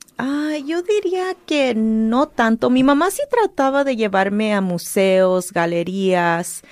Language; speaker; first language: Spanish; early bilingual, heritage; Spanish